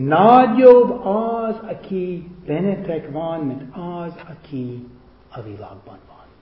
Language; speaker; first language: Hungarian; non-native, fluent; English